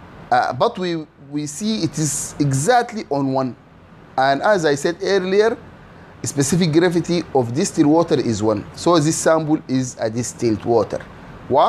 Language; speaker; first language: English; non-native, fluent; Arabic